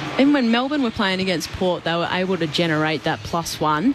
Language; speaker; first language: English; native; English